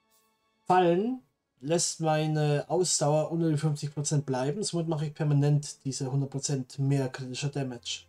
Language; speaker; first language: German; native; German